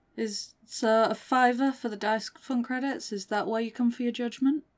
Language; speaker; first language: English; native; English